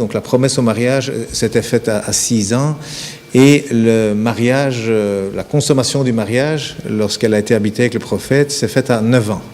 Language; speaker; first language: French; native; French